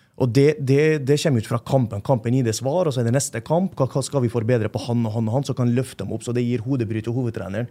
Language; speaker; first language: Norwegian; non-native, fluent; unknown